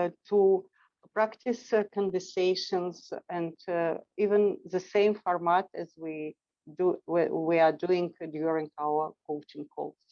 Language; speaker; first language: English; non-native, fluent; Russian